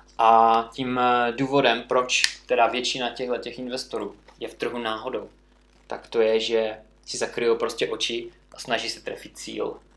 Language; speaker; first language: Czech; native; Czech